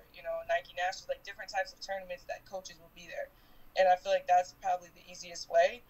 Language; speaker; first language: English; native; English